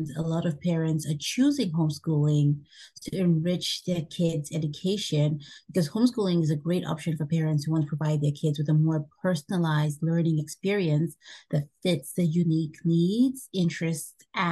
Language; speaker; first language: English; non-native, local second language; Bini